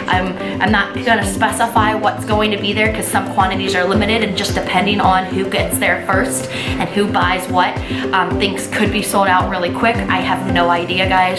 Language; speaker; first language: English; native; English